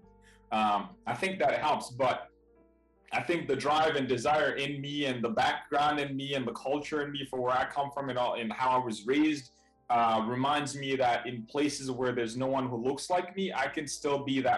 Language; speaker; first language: English; non-native, fluent; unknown